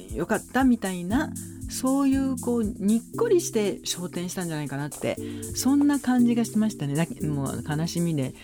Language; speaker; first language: Japanese; native; Japanese